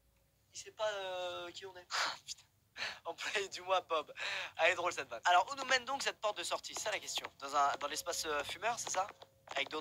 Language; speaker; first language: French; native; French